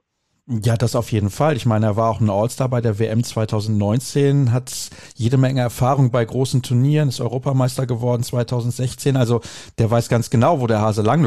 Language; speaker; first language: German; native; German